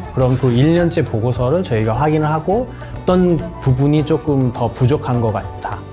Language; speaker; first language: Korean; non-native, fluent; Nepali